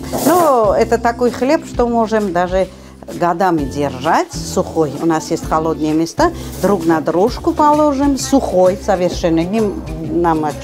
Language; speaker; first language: Russian; non-native, fluent; Armenian